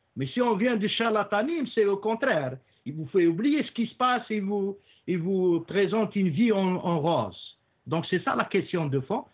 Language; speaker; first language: French; non-native, local second language; Arabic